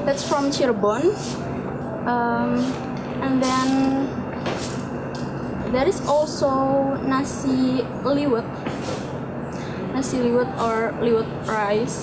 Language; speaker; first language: English; non-native, learner; Indonesian